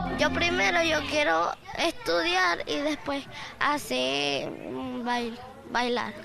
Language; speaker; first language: Portuguese; non-native, learner; Spanish